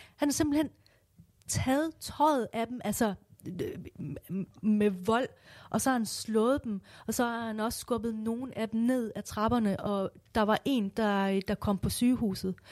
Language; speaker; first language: Danish; early bilingual, other home language; Persian